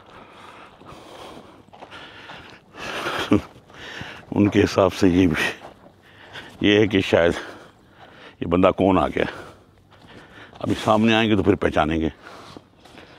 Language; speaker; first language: Urdu; non-native, local second language; Punjabi